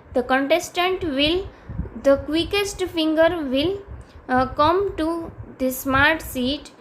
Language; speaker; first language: English; non-native, local second language; Gujarati